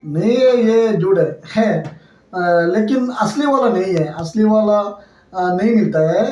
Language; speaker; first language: Hindi; non-native, fluent; Bangla